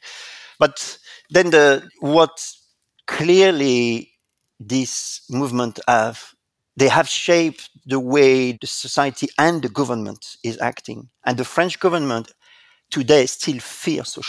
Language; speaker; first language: English; non-native, fluent; French